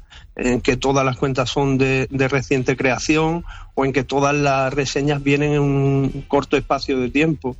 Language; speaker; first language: Spanish; native; Spanish